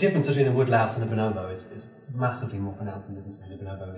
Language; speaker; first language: English; native; English